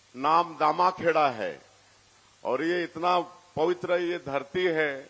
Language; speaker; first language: Hindi; native; Hindi